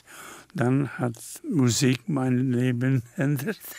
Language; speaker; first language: German; non-native, fluent; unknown